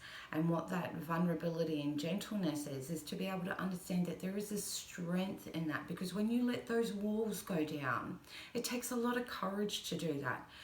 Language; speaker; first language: English; native; English